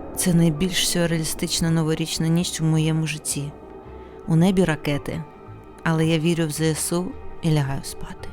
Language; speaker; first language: Ukrainian; non-native, local second language; Russian